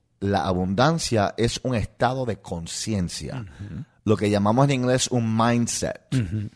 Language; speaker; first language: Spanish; non-native, local second language; English